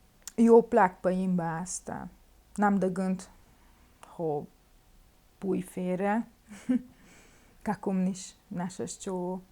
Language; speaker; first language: Romanian; early bilingual, heritage; Romanian